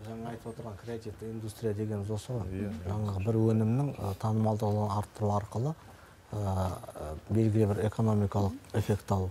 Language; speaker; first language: Kazakh; native; Kazakh